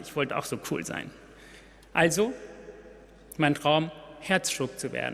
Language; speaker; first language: German; non-native, fluent; Tamil